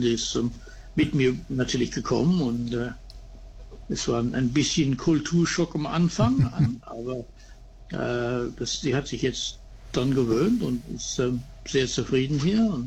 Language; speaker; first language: German; early bilingual, heritage; German